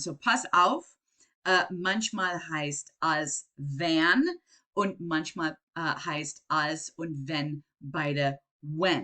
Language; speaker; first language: German; non-native, fluent; English